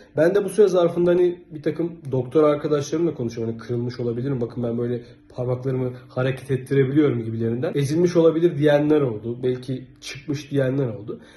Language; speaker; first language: Turkish; native; Turkish